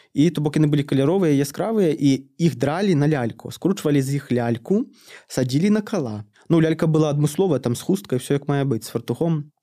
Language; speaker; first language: Belarusian; native; Belarusian